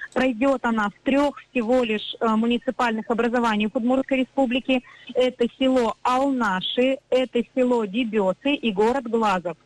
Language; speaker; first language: Russian; native; Russian